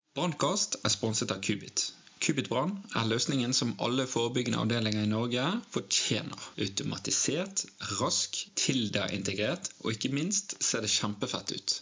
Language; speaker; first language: Norwegian; native; Norwegian